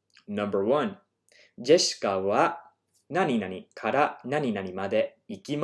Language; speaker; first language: Japanese; non-native, fluent; English